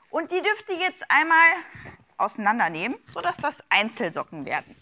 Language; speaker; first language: German; native; German